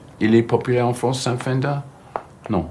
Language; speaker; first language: French; non-native, learner; English